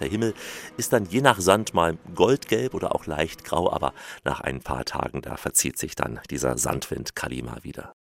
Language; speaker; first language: German; native; German